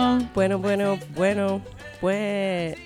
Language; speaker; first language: Spanish; non-native, learner; English